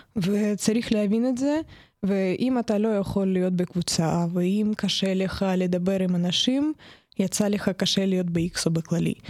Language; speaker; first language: Hebrew; non-native, fluent; Russian